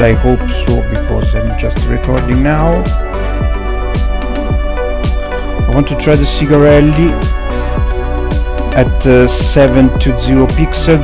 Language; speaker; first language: English; non-native, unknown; Italian